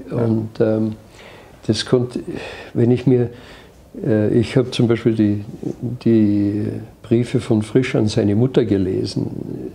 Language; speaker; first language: German; native; German